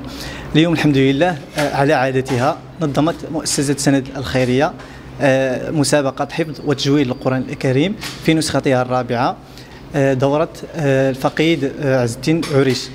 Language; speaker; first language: Arabic; native; Arabic